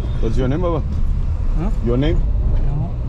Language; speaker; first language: English; non-native, fluent; Turkish